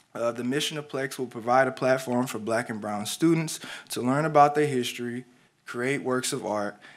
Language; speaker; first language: English; native; English